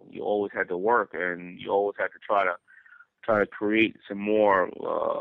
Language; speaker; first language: English; native; English